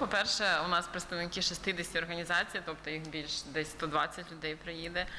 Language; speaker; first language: Ukrainian; early bilingual, heritage; Ukrainian